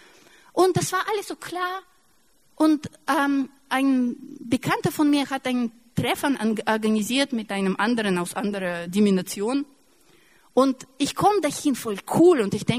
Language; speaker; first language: German; non-native, fluent; Russian